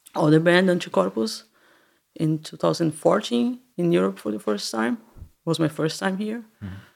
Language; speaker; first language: English; non-native, learner; Portuguese